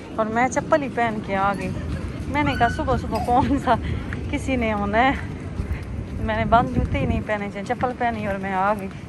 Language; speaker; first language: Urdu; native; Urdu